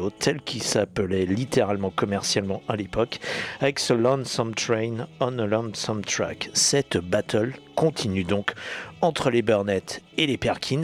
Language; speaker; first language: French; native; French